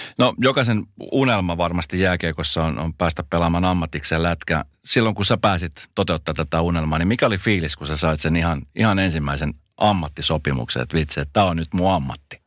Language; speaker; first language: Finnish; native; Finnish